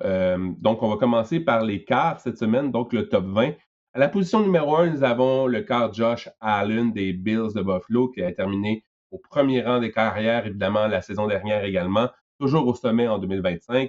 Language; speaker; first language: French; native; French